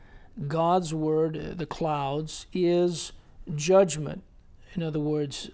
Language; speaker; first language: English; native; English